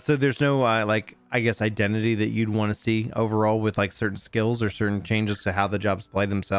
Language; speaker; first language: English; native; English